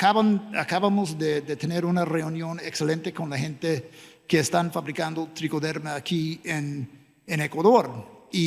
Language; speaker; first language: Spanish; non-native, fluent; English